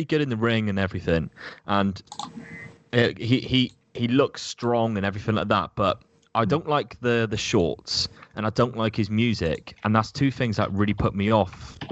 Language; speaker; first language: English; native; English